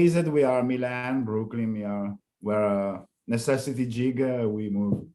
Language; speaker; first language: English; non-native, learner; Italian